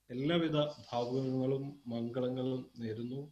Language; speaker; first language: Malayalam; early bilingual, heritage; German